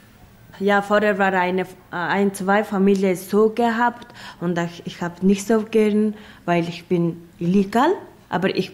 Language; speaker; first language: German; non-native, learner; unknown